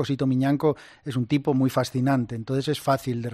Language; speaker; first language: Spanish; native; Spanish